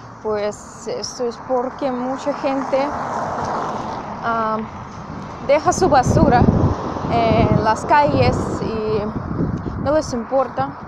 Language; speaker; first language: Spanish; non-native, fluent; Russian